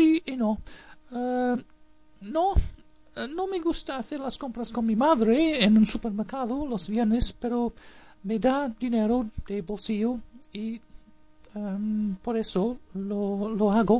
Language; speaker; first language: Spanish; non-native, learner; English